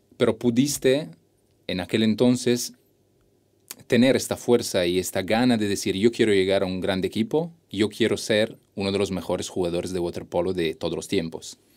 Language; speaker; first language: Spanish; non-native, fluent; Italian